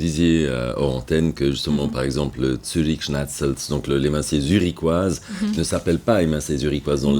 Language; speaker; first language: French; native; French